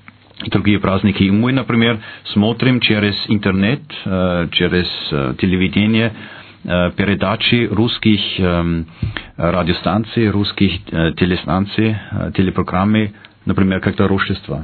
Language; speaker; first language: Russian; non-native, fluent; German